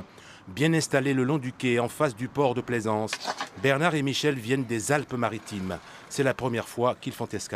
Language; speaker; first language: French; native; French